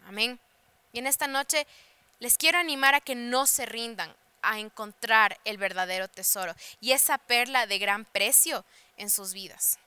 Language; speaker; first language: Spanish; early bilingual, heritage; Spanish